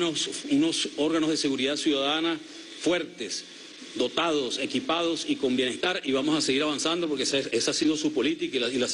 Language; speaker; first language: Spanish; native; Spanish